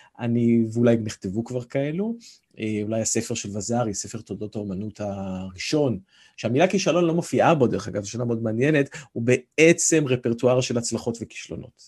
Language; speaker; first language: Hebrew; native; Hebrew